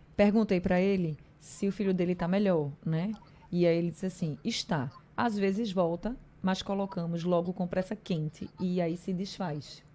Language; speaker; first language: Portuguese; native; Portuguese